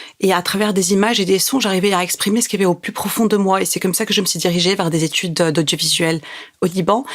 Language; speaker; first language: French; non-native, local second language; Arabic